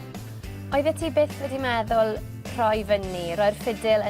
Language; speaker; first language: Welsh; native; Welsh